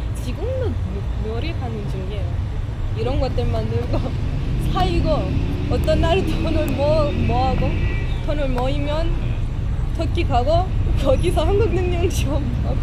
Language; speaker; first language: Korean; non-native, learner; Persian